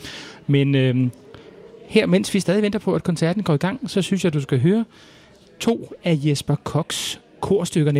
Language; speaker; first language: Danish; native; Danish